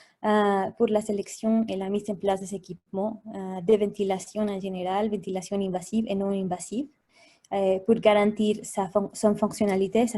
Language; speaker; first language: French; non-native, fluent; Spanish